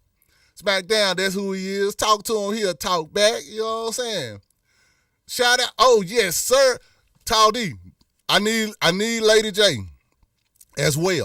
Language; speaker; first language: English; native; English